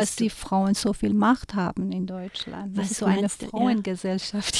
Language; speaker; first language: German; non-native, fluent; Persian